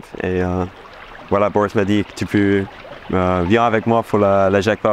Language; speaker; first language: French; non-native, fluent; English